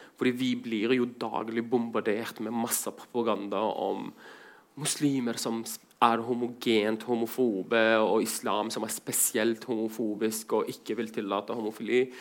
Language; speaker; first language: Norwegian; non-native, fluent; Arabic